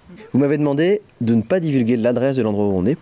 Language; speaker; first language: French; native; French